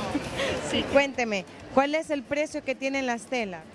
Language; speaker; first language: Spanish; native; Spanish